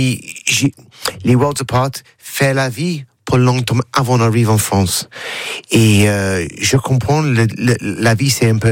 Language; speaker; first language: French; non-native, learner; English